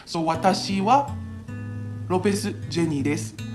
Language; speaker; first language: Japanese; non-native, fluent; Filipino